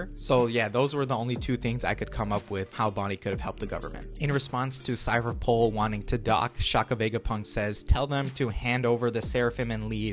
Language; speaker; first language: English; native; English